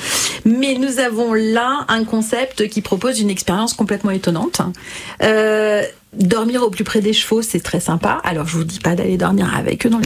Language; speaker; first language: French; native; French